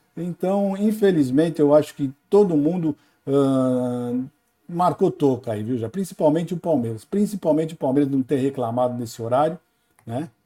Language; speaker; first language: Portuguese; native; Portuguese